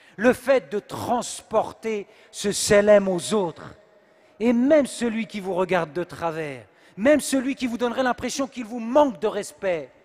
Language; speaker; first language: French; native; French